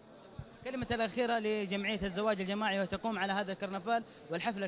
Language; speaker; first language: Arabic; native; Arabic